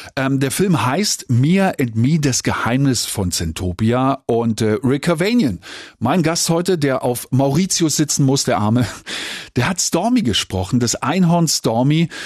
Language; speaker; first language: German; native; German